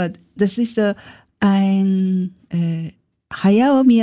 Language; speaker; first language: German; non-native, learner; Japanese